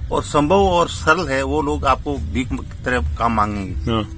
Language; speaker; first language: Hindi; native; Hindi